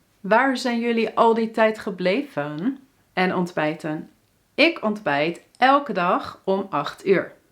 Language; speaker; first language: Dutch; native; Dutch